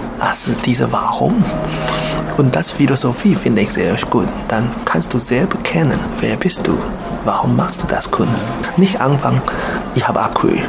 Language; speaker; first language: German; non-native, learner; Chinese